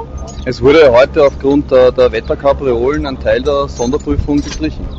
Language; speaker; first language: German; native; German